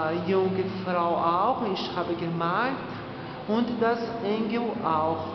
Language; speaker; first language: German; non-native, learner; Portuguese